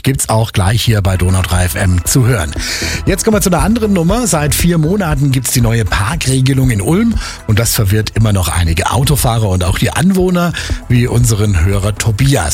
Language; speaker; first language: German; native; German